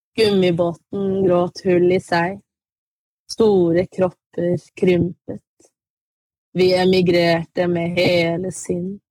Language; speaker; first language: Norwegian; early bilingual, other home language; Arabic